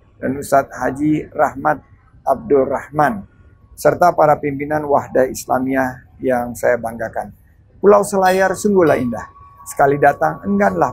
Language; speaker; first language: Indonesian; native; Indonesian